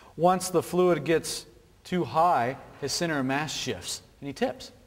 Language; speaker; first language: English; native; English